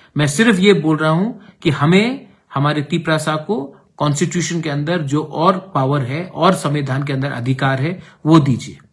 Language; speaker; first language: Hindi; non-native, local second language; Kok Borok